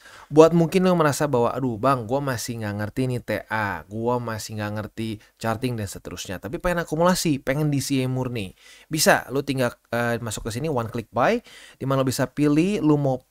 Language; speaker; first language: Indonesian; native; Indonesian